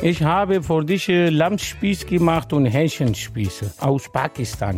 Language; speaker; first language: German; non-native, learner; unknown